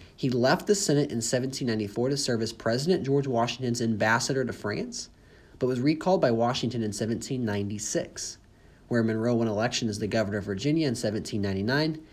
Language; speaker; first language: English; native; English